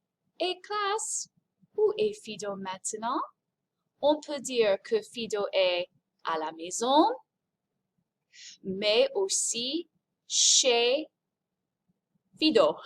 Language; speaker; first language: French; non-native, fluent; English